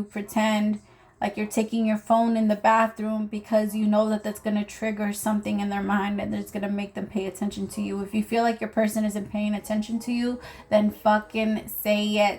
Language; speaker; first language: English; native; English